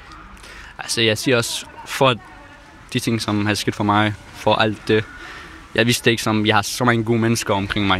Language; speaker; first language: Danish; non-native, fluent; Persian